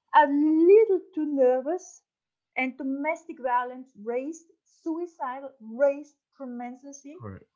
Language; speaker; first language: English; non-native, fluent; German